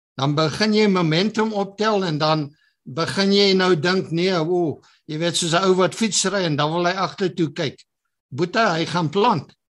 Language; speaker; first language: Afrikaans; native; Afrikaans